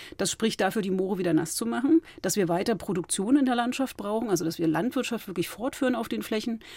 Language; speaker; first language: German; native; German